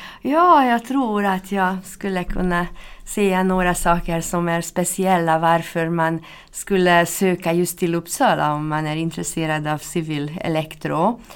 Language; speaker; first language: Swedish; non-native, fluent; Hungarian